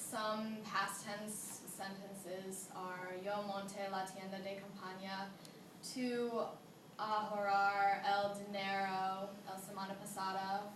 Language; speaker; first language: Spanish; non-native, learner; English